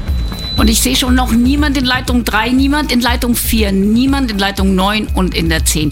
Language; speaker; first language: German; native; German